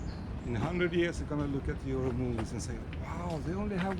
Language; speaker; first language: English; non-native, learner; Swedish